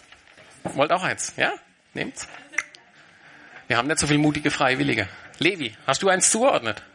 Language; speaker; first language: German; native; German